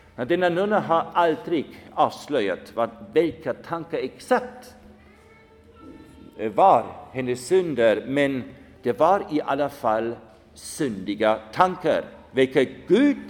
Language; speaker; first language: Swedish; non-native, fluent; German